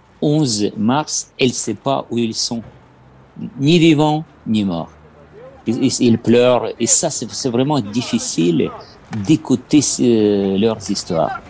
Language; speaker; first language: French; non-native, fluent; Ukrainian